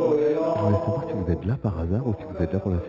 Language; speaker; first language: French; native; French